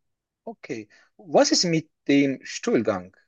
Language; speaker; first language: German; non-native, learner; Turkish